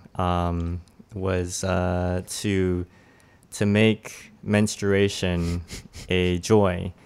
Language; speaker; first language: English; native; English